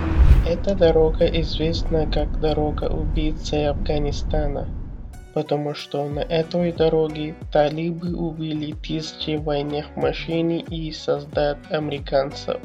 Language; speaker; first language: Russian; non-native, learner; Pashto